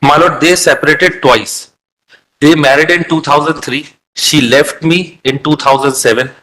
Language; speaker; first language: English; non-native, local second language; Hindi